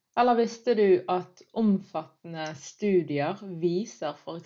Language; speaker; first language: Norwegian; early bilingual, other home language; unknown